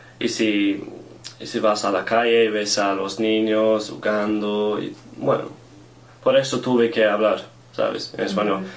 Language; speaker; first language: Spanish; non-native, learner; English